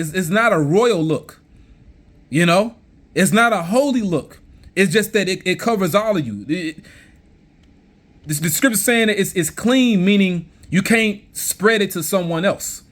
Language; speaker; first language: English; native; English